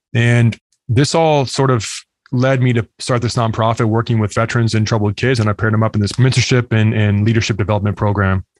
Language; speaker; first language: English; native; English